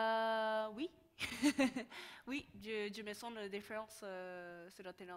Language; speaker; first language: French; non-native, learner; Japanese